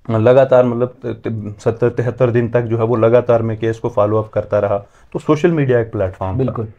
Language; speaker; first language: Hindi; native; Hindi